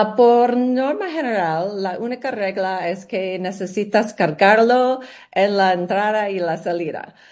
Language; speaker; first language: Spanish; non-native, learner; English